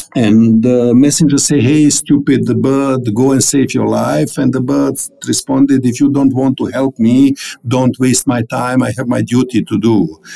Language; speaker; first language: English; non-native, fluent; Bosnian